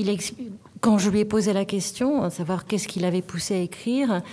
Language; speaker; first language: French; native; French